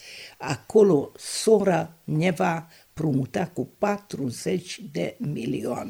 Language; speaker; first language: Romanian; non-native, local second language; Hungarian